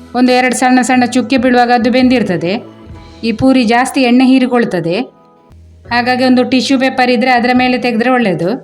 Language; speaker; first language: Kannada; non-native, local second language; Konkani